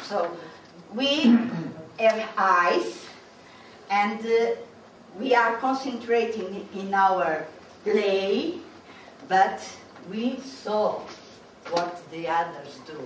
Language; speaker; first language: English; non-native, learner; Portuguese